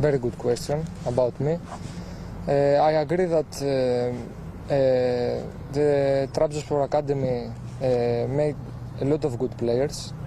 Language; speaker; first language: English; non-native, fluent; Greek